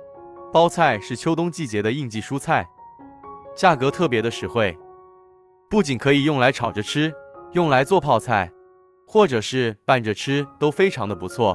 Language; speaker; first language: Chinese; native; Chinese